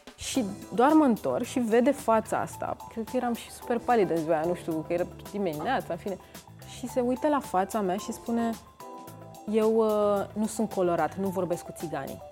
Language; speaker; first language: Romanian; native; Romanian